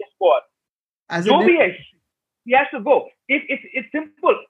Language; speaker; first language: English; native; English